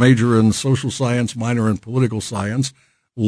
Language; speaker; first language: English; native; English